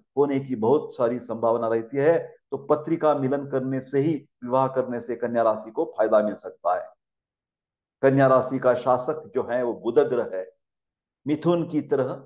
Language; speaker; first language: Hindi; non-native, local second language; Marathi